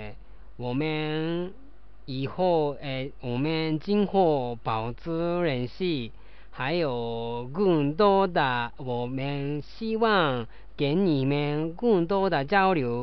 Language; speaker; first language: Chinese; non-native, learner; Japanese